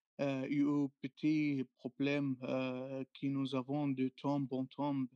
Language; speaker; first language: French; non-native, fluent; Arabic